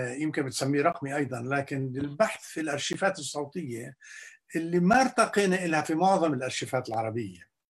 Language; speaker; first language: Arabic; native; Arabic